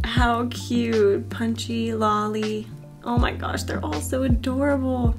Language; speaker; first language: English; native; English